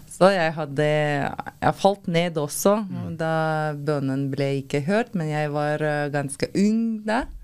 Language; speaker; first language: Norwegian; non-native, fluent; Lithuanian